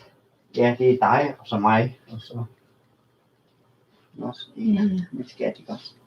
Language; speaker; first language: Danish; native; Danish